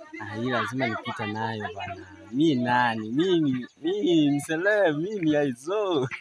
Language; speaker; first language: Swahili; native; Swahili